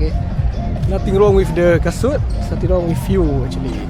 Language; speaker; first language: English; non-native, local second language; Malay